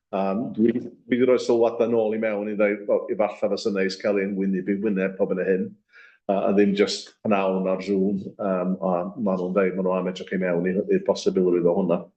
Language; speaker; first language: Welsh; native; Welsh